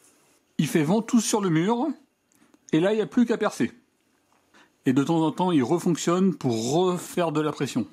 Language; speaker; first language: French; native; French